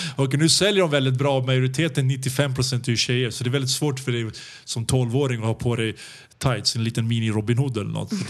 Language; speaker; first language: Swedish; early bilingual, other home language; Serbian